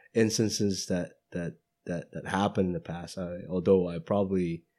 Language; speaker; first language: English; non-native, fluent; Indonesian